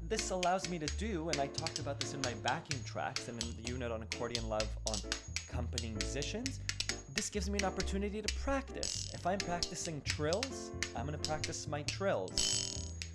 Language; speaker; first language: English; native; English